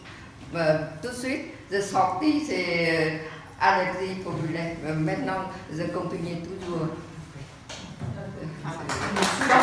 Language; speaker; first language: French; non-native, learner; Vietnamese